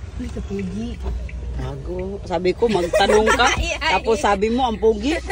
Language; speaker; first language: Filipino; non-native, local second language; Cebuano